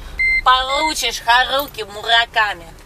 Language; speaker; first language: Russian; native; Russian